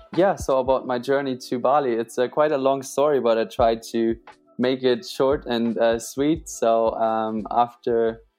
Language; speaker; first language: English; non-native, fluent; German